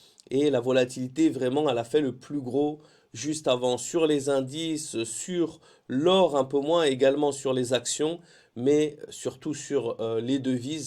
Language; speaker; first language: French; native; French